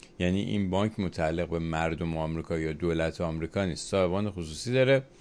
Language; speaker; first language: Persian; native; Persian